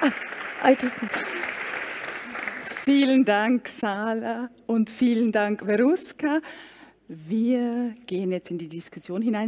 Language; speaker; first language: German; native; German